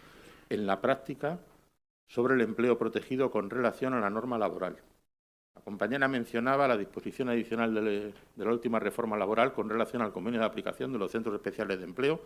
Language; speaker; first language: Spanish; native; Spanish